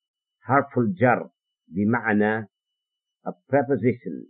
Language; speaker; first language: Arabic; non-native, fluent; English